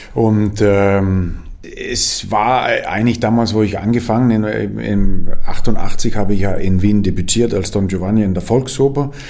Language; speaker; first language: German; non-native, fluent; Danish